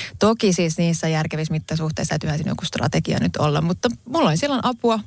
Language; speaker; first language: Finnish; non-native, local second language; Swedish